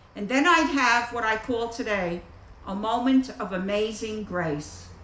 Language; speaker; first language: English; native; English